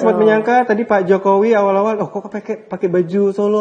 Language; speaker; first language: Indonesian; native; Indonesian